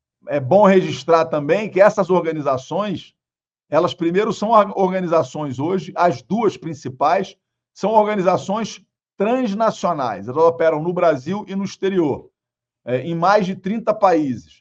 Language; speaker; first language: Portuguese; native; Portuguese